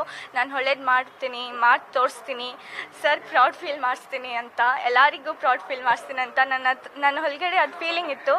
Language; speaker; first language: Kannada; non-native, fluent; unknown